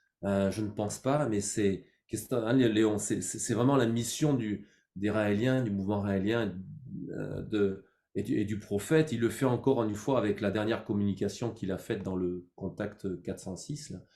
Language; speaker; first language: French; native; French